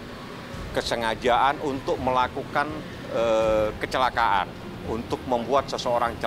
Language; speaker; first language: Indonesian; native; Indonesian